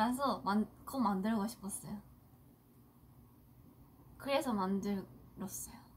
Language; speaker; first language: Korean; non-native, fluent; Japanese